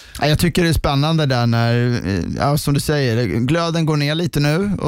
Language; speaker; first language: Swedish; native; Swedish